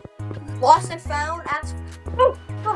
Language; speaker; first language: English; native; English